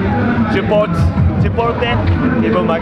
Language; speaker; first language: French; non-native, learner; Japanese